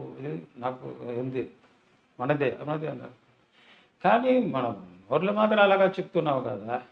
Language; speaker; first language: Telugu; non-native, learner; Tamil